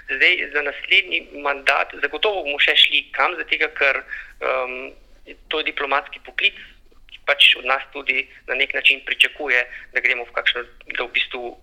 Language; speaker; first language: Slovenian; native; Slovenian